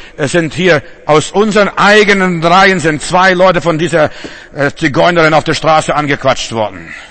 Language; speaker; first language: German; non-native, fluent; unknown